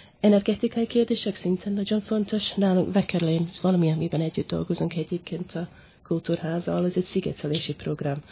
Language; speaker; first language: Hungarian; non-native, fluent; English